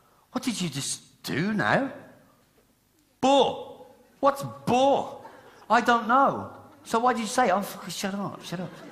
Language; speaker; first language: English; native; English